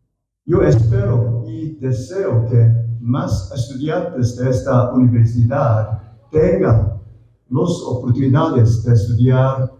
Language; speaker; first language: Spanish; non-native, fluent; Korean